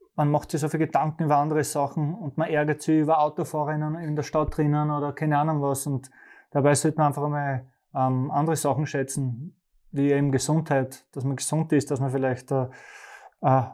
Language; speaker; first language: German; native; German